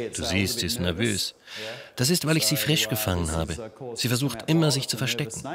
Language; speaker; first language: German; non-native, fluent; English